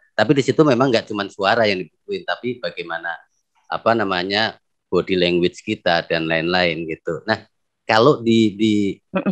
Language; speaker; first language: Indonesian; native; Indonesian